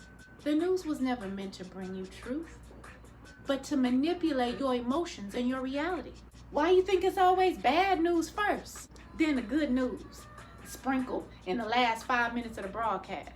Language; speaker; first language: English; native; English